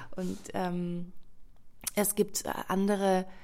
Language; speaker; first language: German; non-native, fluent; Russian